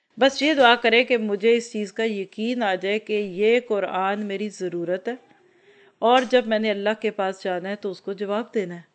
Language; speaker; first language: Urdu; native; Urdu